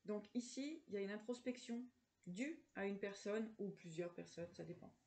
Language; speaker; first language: French; native; French